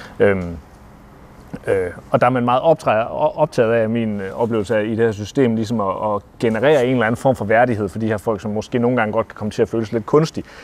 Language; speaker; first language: Danish; native; Danish